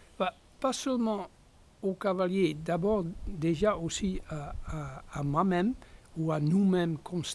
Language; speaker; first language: French; non-native, fluent; Dutch